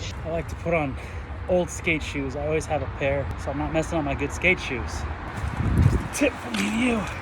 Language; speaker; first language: English; native; English